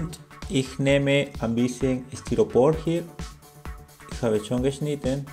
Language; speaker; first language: German; non-native, learner; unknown